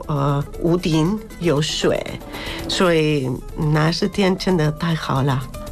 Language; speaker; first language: Chinese; non-native, learner; Spanish